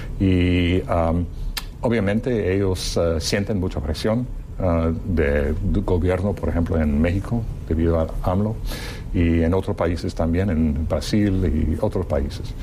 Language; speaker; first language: Spanish; non-native, fluent; English